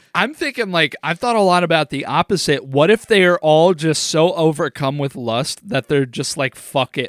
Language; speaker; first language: English; native; English